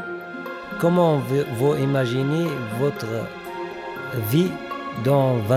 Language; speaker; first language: French; non-native, learner; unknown